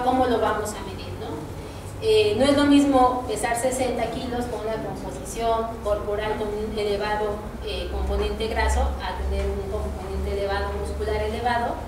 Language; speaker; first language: Spanish; native; Spanish